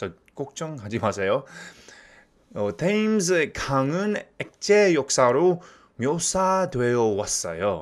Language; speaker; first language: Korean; non-native, fluent; English